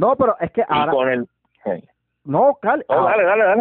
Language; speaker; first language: Spanish; native; Spanish